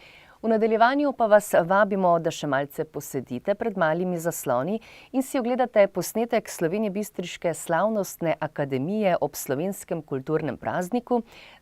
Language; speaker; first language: Slovenian; native; Slovenian